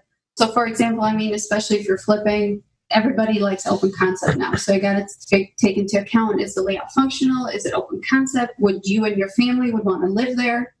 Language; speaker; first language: English; non-native, fluent; Albanian